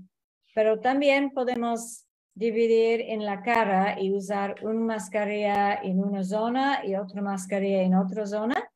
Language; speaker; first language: Spanish; non-native, fluent; English